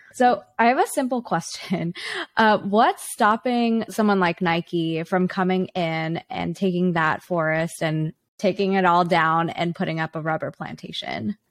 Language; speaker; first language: English; native; English